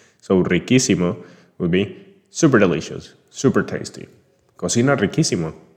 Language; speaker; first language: English; non-native, fluent; Spanish